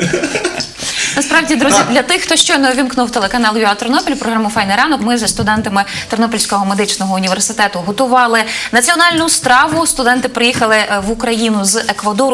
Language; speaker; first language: Ukrainian; native; Ukrainian